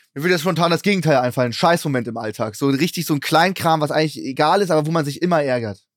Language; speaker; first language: German; native; German